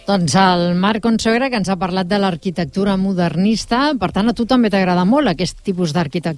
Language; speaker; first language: Catalan; native; Catalan